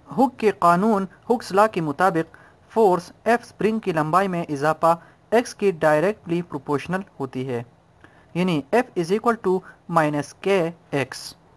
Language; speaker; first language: Urdu; non-native, local second language; Pashto